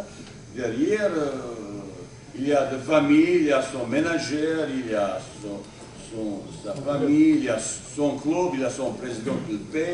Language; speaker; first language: French; non-native, fluent; Bosnian